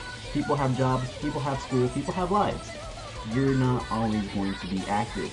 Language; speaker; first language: English; native; English